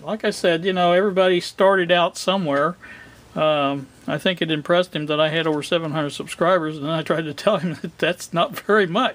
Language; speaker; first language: English; native; English